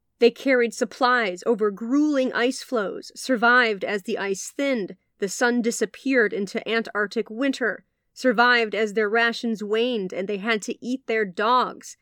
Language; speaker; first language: English; native; English